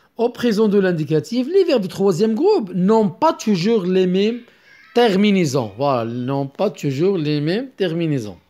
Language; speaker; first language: French; non-native, local second language; Arabic